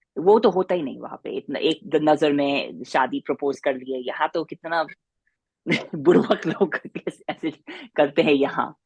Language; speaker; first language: Hindi; non-native, fluent; English